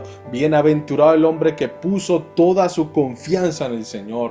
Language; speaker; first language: Spanish; native; Spanish